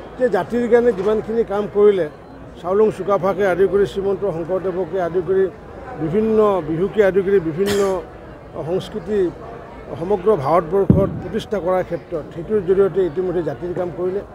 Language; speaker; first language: Assamese; native; Assamese